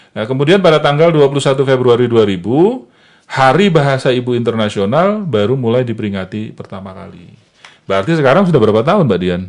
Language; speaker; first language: Indonesian; non-native, local second language; Malay